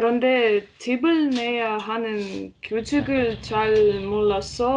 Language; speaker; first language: Korean; non-native, learner; Latvian